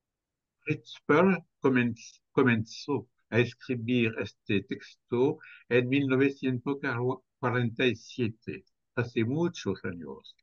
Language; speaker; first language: Spanish; non-native, fluent; French